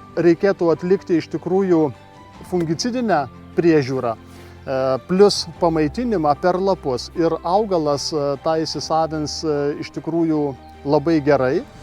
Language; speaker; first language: Lithuanian; native; Lithuanian